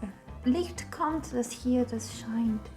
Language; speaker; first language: German; non-native, learner; Korean